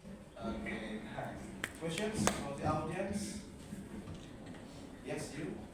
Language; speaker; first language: English; non-native, fluent; Indonesian